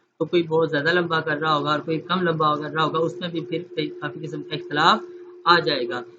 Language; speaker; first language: Urdu; native; Urdu